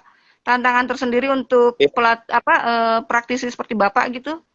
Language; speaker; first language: Indonesian; native; Indonesian